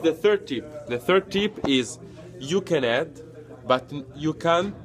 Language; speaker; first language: English; non-native, learner; Italian